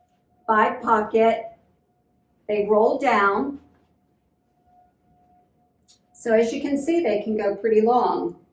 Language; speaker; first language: English; native; English